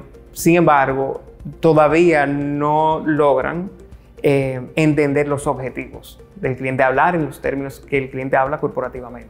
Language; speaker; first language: Spanish; native; Spanish